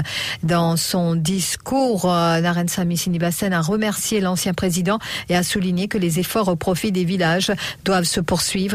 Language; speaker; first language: French; non-native, local second language; Morisyen